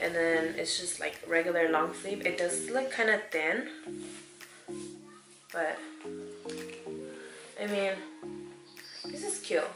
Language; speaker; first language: English; early bilingual, other home language; Spanish